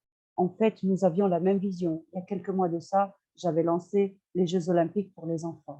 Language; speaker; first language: French; non-native, fluent; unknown